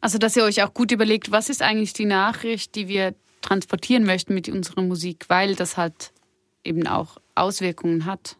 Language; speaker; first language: German; native; German